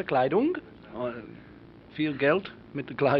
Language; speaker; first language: German; non-native, learner; English